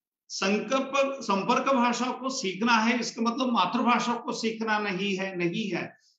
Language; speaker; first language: Hindi; non-native, local second language; Kannada